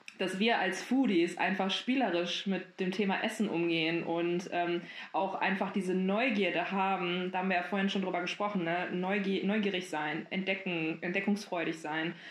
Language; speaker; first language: German; native; German